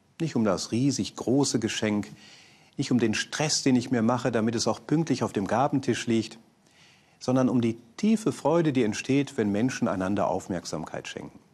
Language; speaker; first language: German; native; German